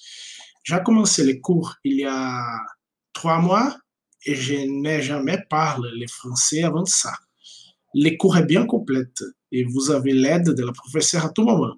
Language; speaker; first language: French; non-native, learner; Portuguese